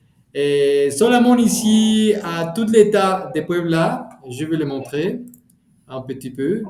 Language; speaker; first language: French; non-native, fluent; Spanish